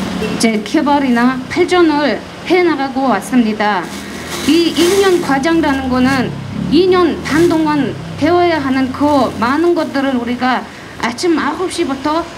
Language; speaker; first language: Korean; non-native, fluent; Mongolian